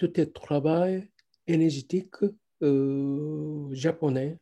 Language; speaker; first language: French; non-native, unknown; Japanese